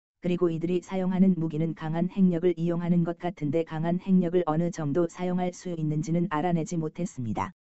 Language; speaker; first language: Korean; native; Korean